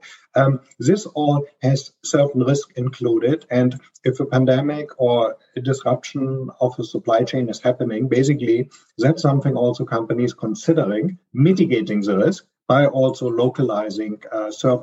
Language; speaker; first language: English; non-native, fluent; German